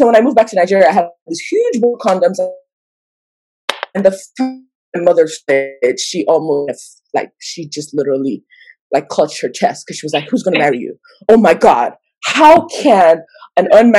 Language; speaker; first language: English; non-native, local second language; Yoruba